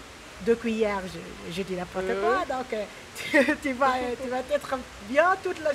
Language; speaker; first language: French; non-native, local second language; Arabic